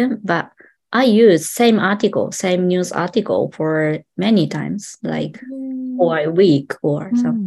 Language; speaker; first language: English; non-native, learner; Japanese